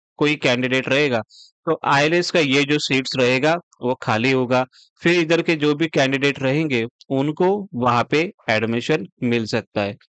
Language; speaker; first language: Hindi; non-native, local second language; Marathi